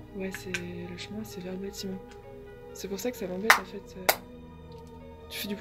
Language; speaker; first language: French; native; French